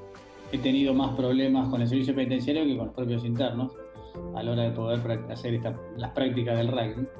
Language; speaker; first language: Spanish; native; Spanish